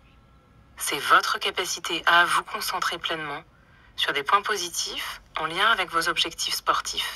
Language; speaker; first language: French; native; French